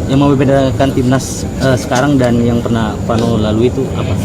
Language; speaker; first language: Indonesian; native; Indonesian